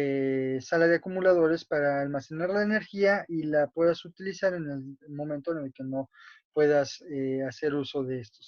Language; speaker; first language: Spanish; native; Spanish